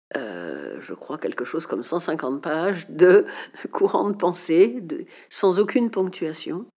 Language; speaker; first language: French; native; French